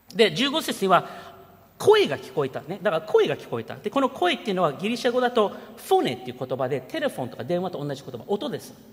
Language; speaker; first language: Japanese; early bilingual, heritage; Japanese